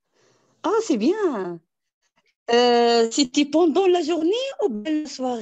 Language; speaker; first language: French; non-native, learner; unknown